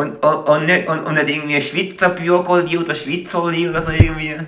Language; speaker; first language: German; native; German